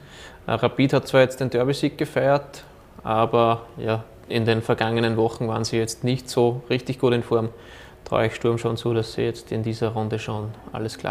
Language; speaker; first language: German; native; German